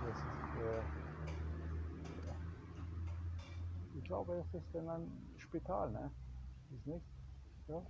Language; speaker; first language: German; non-native, learner; Croatian